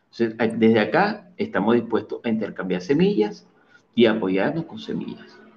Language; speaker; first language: Spanish; native; Spanish